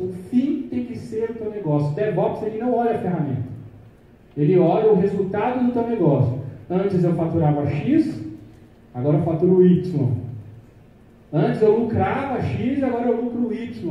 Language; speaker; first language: Portuguese; native; Portuguese